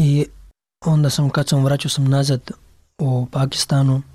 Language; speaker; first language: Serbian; non-native, learner; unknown